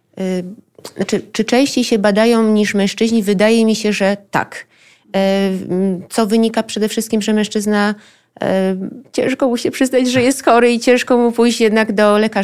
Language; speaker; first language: Polish; native; Polish